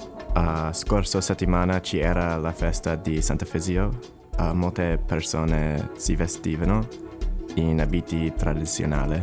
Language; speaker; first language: Italian; non-native, learner; English